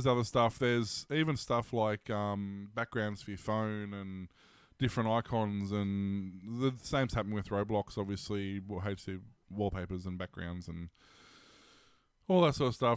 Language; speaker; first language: English; native; English